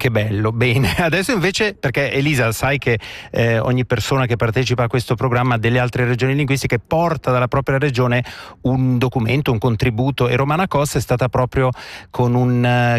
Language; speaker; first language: Italian; native; Italian